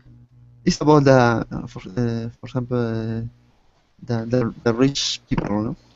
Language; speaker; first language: English; non-native, learner; Spanish